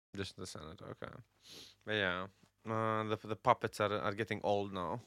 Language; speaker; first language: English; non-native, fluent; Romanian